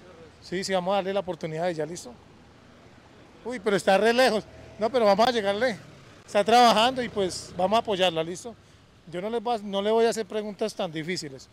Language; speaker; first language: Spanish; native; Spanish